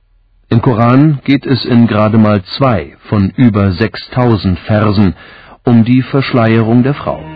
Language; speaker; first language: German; native; German